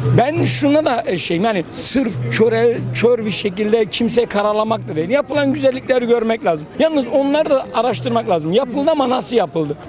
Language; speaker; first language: Turkish; native; Turkish